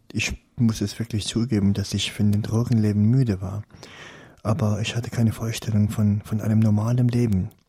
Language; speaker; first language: German; non-native, fluent; Persian